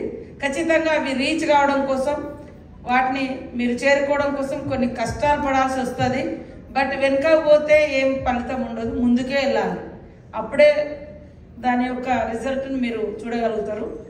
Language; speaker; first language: Telugu; native; Telugu